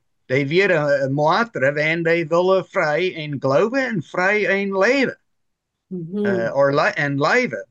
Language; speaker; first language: German; non-native, learner; Plautdietsch